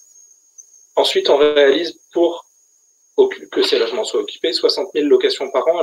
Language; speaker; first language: French; native; French